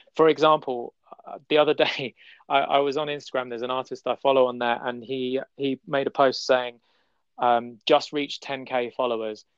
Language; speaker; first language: English; native; English